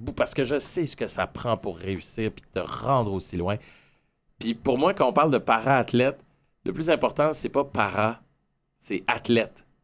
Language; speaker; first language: French; native; French